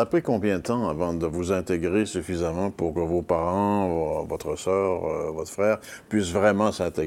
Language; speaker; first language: French; native; French